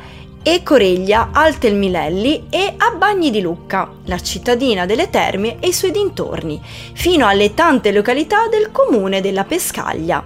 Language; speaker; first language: Italian; native; Italian